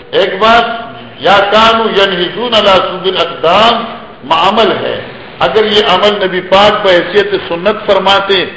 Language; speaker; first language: Urdu; non-native, local second language; Northern Hindko